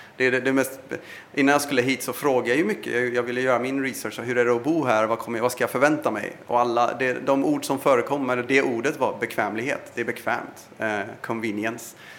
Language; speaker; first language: Swedish; early bilingual, other home language; Persian